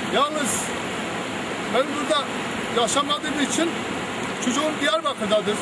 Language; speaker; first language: Turkish; non-native, local second language; Kurdish